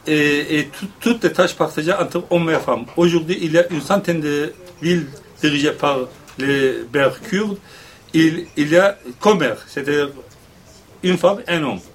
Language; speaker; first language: French; non-native, fluent; Kurdish